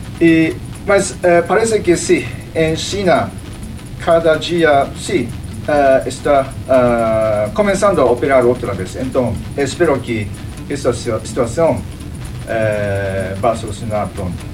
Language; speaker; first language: Portuguese; non-native, fluent; Japanese